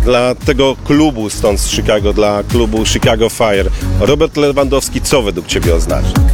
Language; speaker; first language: Polish; native; Polish